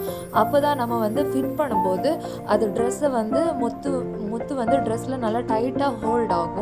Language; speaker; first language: Tamil; native; Tamil